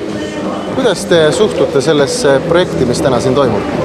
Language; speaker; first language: Estonian; native; Estonian